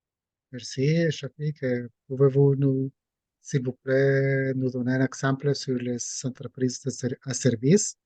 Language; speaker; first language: French; non-native, fluent; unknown